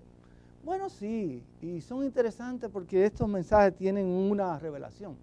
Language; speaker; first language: Spanish; native; Spanish